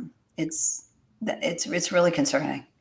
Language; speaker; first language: English; native; English